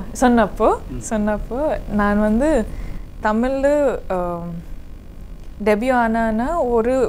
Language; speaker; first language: Tamil; non-native, learner; Kodava